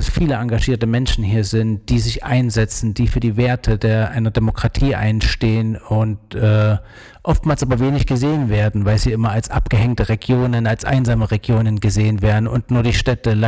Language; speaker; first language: German; native; German